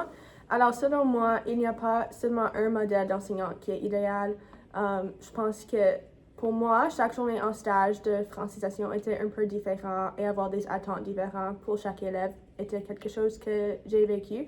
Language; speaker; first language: French; non-native, fluent; English